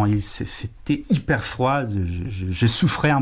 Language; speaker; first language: French; non-native, fluent; Spanish